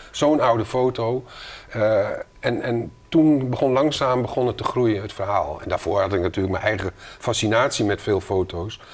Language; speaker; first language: Dutch; native; Dutch